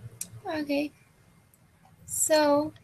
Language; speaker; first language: English; non-native, learner; Spanish